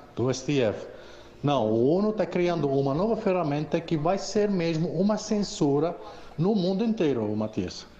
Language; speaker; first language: Portuguese; non-native, fluent; French